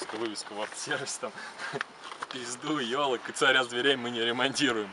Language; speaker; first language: Russian; native; Russian